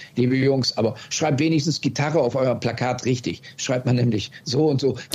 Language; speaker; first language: German; native; German